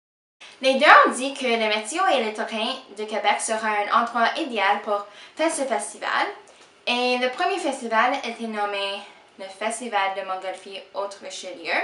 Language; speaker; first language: French; non-native, local second language; English